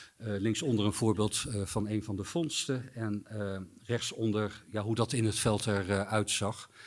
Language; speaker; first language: Dutch; native; Dutch